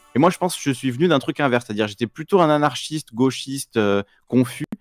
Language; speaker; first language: French; native; French